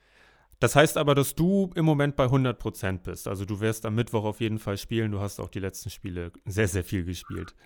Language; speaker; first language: German; native; German